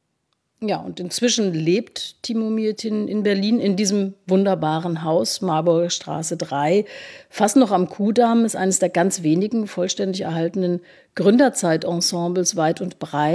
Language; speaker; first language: German; native; German